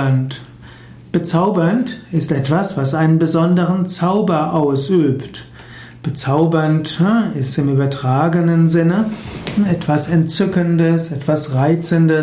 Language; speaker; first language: German; native; German